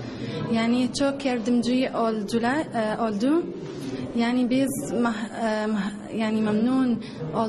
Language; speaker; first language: Turkish; non-native, learner; Arabic